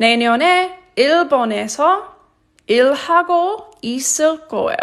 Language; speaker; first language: Korean; non-native, fluent; English